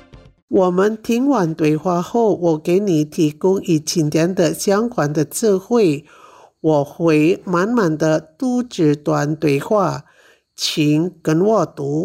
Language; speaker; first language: Chinese; non-native, fluent; Indonesian